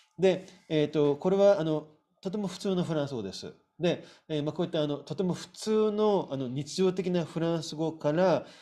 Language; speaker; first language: Japanese; native; Japanese